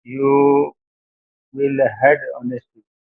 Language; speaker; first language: English; non-native, learner; Hindi